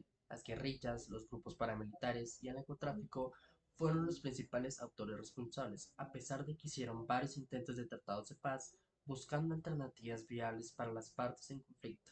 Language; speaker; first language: Spanish; native; Spanish